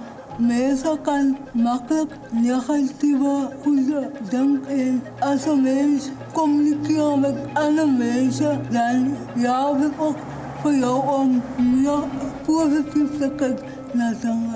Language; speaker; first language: Dutch; non-native, learner; Afrikaans